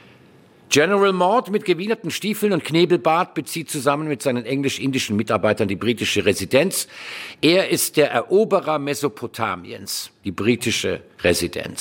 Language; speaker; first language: German; native; German